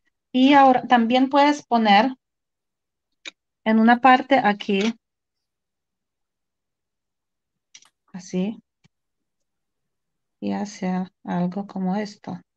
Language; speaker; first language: Spanish; non-native, fluent; Polish